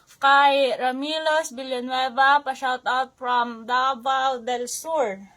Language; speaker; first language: Filipino; non-native, local second language; Hiligaynon